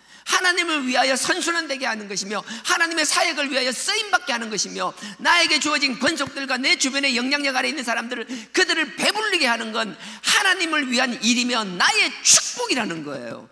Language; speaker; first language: Korean; native; Korean